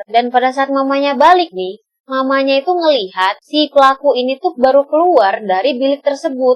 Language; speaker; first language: Indonesian; native; Indonesian